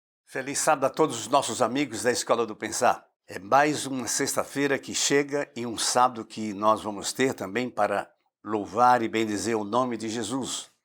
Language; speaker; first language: Portuguese; native; Portuguese